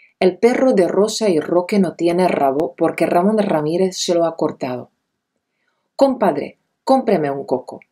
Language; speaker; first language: Spanish; non-native, fluent; Czech